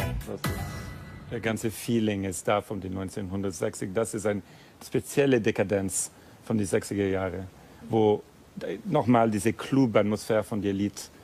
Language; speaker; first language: German; non-native, fluent; Italian